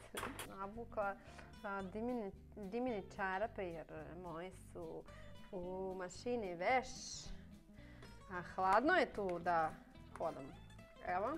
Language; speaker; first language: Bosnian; non-native, learner; Russian